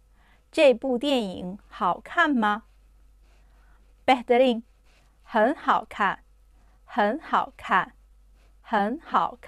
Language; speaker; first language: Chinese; non-native, fluent; Urdu